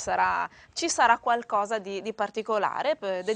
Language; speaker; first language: Italian; native; Italian